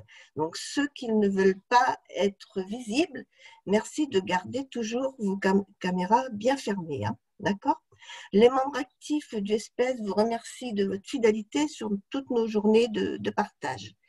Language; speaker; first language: French; native; French